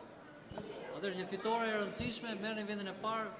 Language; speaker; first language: Albanian; native; Albanian